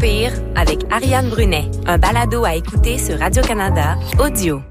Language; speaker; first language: French; native; French